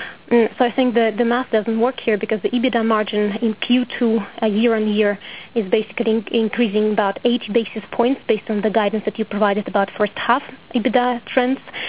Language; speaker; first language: English; non-native, fluent; Russian